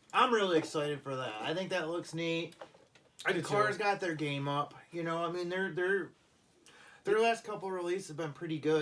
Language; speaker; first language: English; native; English